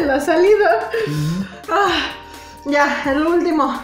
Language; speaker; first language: Spanish; native; Spanish